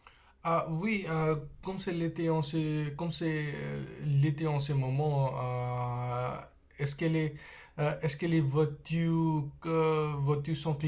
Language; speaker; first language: French; non-native, fluent; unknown